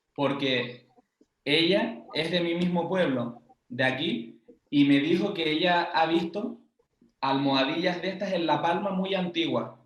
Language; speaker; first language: Spanish; native; Spanish